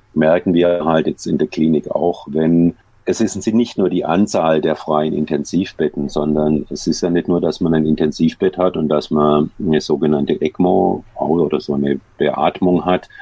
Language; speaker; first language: German; native; German